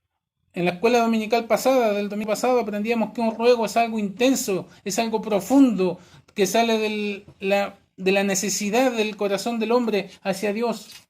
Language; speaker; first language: Spanish; native; Spanish